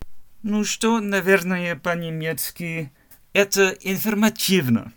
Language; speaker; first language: Russian; non-native, learner; German